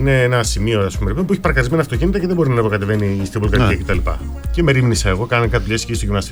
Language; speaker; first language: Greek; native; Greek